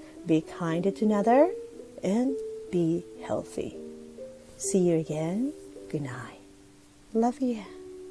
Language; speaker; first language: English; non-native, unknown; Japanese